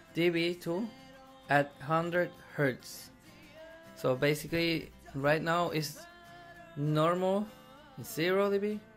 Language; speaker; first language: English; non-native, fluent; Spanish